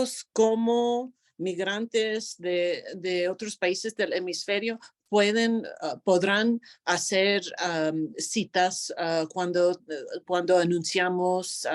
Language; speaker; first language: Spanish; non-native, fluent; English